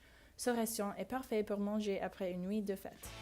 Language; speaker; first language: French; non-native, learner; English